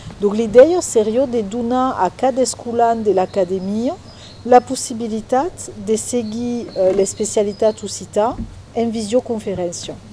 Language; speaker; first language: Occitan; non-native, local second language; French